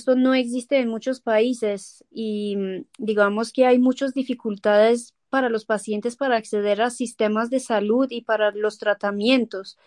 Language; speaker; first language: Spanish; non-native, fluent; Persian